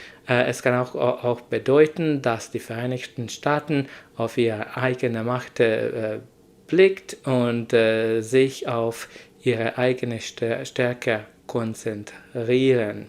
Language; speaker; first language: German; non-native, learner; Hungarian